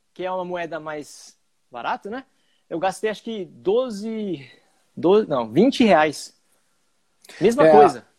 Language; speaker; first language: Portuguese; early bilingual, other home language; English